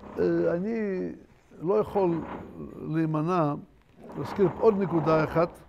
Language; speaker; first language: Hebrew; non-native, fluent; Russian